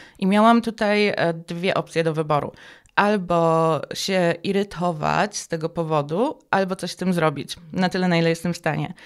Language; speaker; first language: Polish; native; Polish